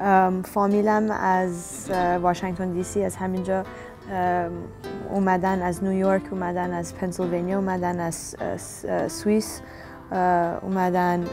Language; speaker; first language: Persian; early bilingual, heritage; Persian